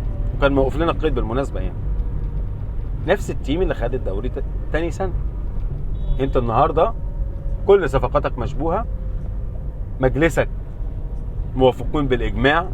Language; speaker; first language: Arabic; native; Arabic